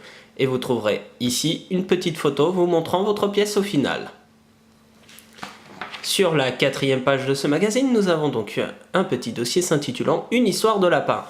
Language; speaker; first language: French; native; French